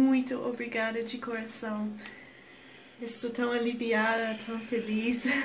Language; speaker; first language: Portuguese; non-native, fluent; English